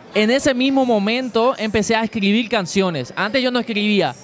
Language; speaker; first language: Spanish; native; Spanish